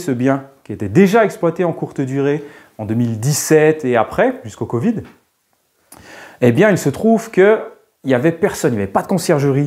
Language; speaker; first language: French; native; French